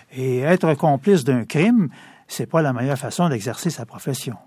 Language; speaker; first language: French; native; French